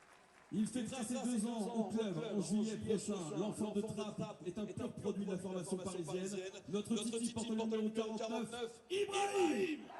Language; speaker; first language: French; native; French